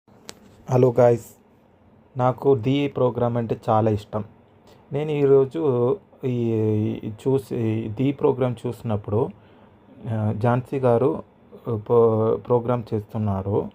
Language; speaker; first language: Telugu; non-native, learner; Malayalam